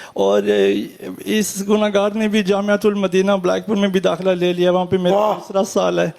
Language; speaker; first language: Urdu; early bilingual, heritage; Urdu